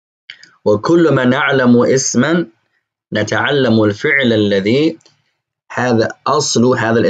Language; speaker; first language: Arabic; non-native, fluent; English